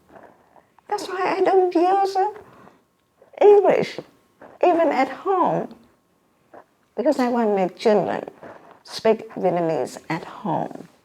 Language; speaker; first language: English; non-native, learner; Vietnamese